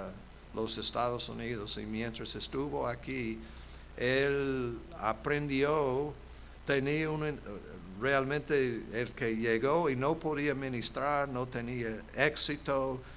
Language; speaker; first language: Spanish; non-native, fluent; English